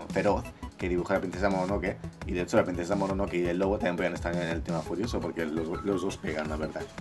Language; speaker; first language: Spanish; native; Spanish